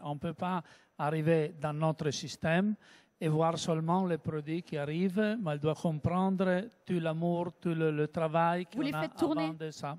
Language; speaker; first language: French; non-native, learner; Italian